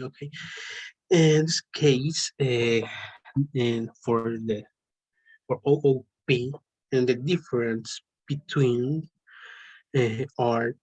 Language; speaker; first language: English; non-native, learner; Spanish